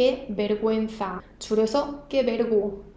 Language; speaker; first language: Spanish; non-native, fluent; Korean